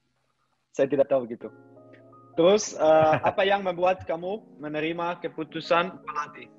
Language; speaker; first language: Indonesian; non-native, learner; Dutch